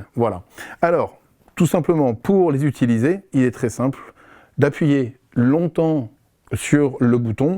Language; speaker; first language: French; native; French